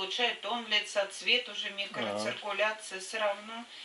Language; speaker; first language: Russian; native; Russian